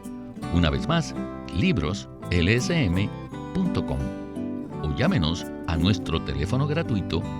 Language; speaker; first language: Spanish; native; Spanish